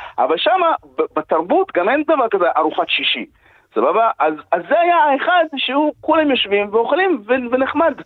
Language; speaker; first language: Hebrew; early bilingual, other home language; Russian